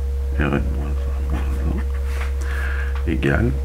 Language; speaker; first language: French; native; French